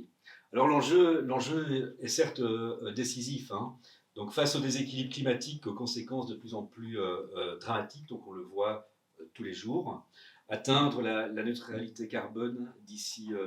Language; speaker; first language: French; native; French